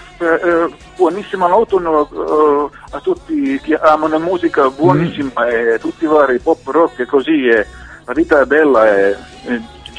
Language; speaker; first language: Italian; non-native, learner; Finnish